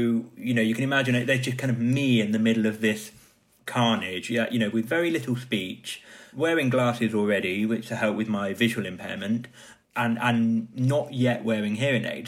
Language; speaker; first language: English; native; English